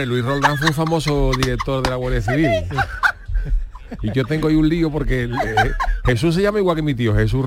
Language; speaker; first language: Spanish; native; Spanish